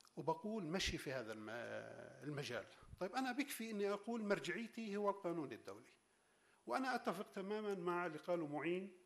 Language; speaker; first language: Arabic; native; Arabic